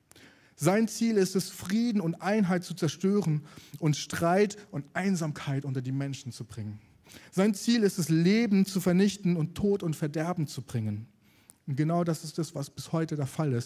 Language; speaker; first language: German; native; German